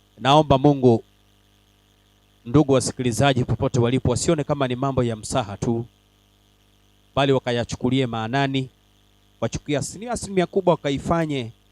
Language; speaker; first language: Swahili; non-native, local second language; Gusii